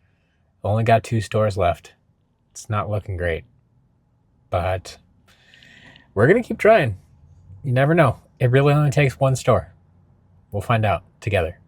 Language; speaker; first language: English; native; English